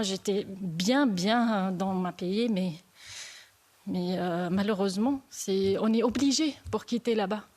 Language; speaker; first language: French; non-native, learner; Arabic